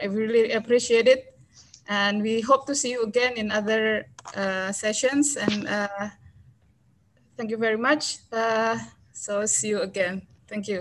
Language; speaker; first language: English; non-native, fluent; Indonesian